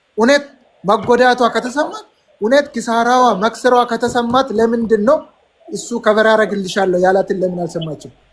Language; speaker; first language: Amharic; non-native, local second language; Oromo